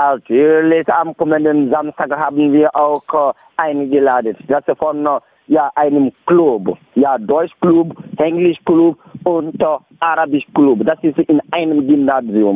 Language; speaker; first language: German; non-native, learner; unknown